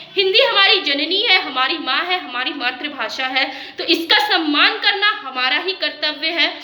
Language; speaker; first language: Hindi; native; Hindi